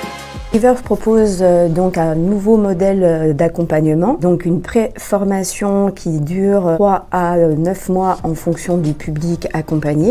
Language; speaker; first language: French; native; French